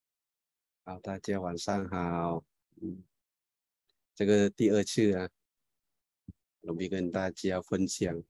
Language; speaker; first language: Chinese; non-native, fluent; Thai